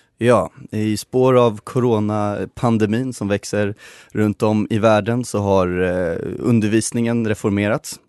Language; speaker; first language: Swedish; native; Swedish